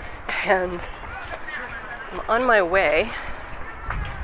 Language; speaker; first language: English; native; English